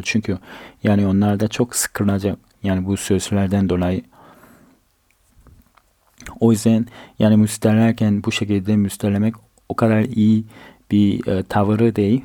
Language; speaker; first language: Turkish; non-native, fluent; Korean